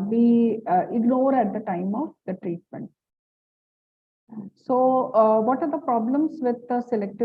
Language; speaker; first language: English; non-native, local second language; Hindi